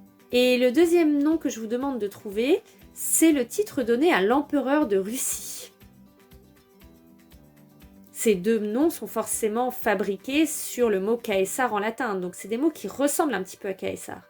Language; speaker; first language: French; native; French